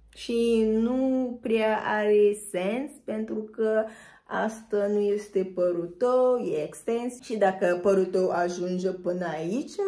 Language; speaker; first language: Romanian; non-native, fluent; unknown